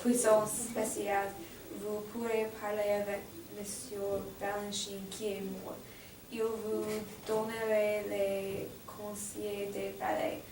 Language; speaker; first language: French; non-native, learner; English